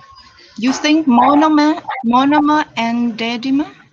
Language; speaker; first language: English; non-native, fluent; Vietnamese